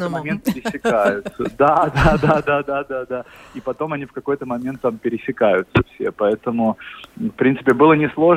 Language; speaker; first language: Russian; native; Russian